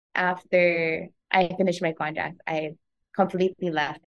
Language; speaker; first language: English; non-native, local second language; Cebuano